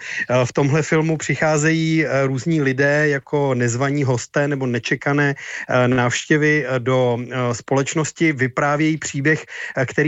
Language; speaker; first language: Czech; native; Czech